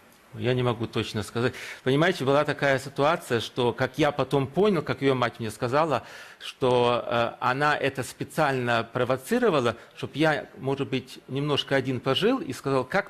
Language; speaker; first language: Russian; early bilingual, heritage; Russian